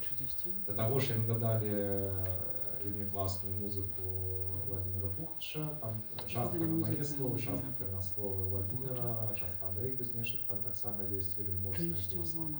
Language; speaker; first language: Belarusian; non-native, local second language; Russian